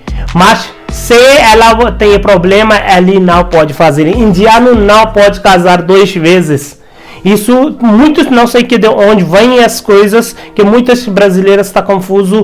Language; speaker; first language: Portuguese; non-native, learner; Hindi